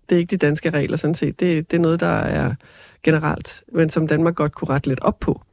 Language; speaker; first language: Danish; native; Danish